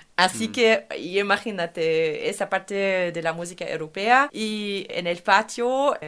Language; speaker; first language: Spanish; non-native, fluent; German